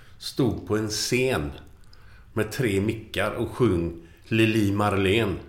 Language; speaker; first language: Swedish; native; Swedish